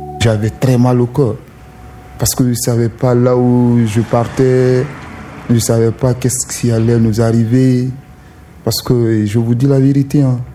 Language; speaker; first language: French; non-native, local second language; Susu